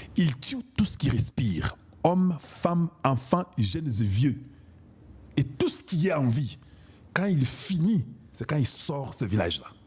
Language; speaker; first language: French; non-native, local second language; Lingala